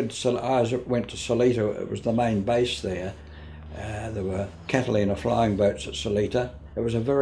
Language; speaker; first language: English; native; English